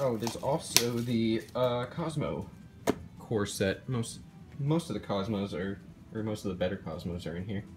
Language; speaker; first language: English; native; English